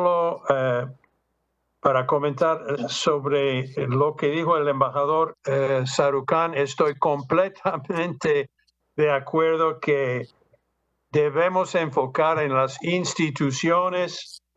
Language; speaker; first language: Spanish; non-native, fluent; English